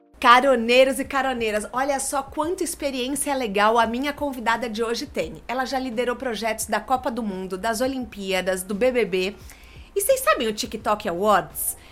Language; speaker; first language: Portuguese; native; Portuguese